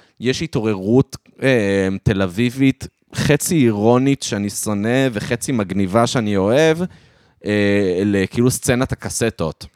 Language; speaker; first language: Hebrew; early bilingual, other home language; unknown